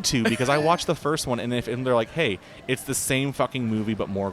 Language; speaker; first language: English; native; English